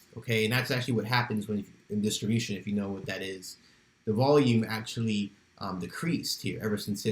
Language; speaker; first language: English; native; English